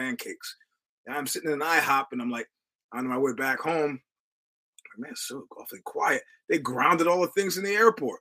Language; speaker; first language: English; native; English